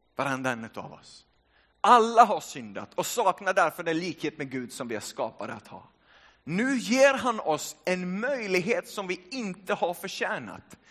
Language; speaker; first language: Swedish; early bilingual, other home language; Finnish